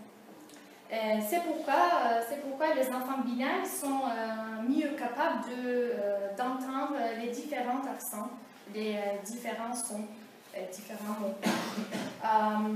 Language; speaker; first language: French; non-native, fluent; Turkish